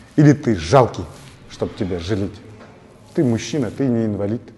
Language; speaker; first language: Russian; non-native, local second language; Kazakh